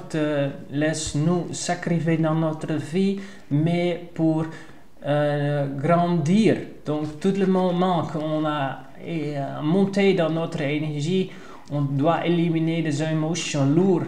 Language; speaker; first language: French; non-native, learner; Dutch